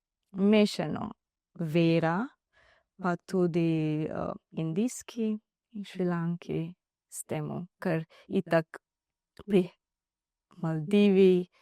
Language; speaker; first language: Slovenian; non-native, learner; Divehi